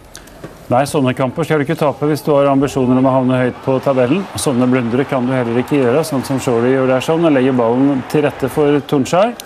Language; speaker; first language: Norwegian; native; Norwegian